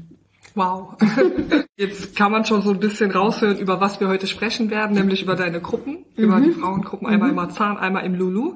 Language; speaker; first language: German; native; German